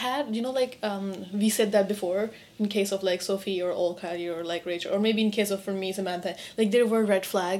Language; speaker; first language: English; non-native, local second language; Urdu